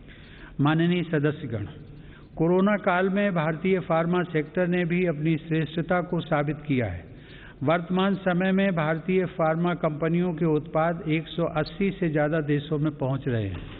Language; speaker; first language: Hindi; native; Hindi